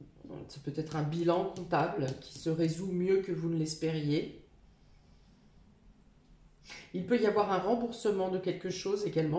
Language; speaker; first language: French; native; French